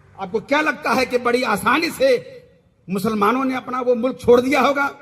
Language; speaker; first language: Urdu; native; Urdu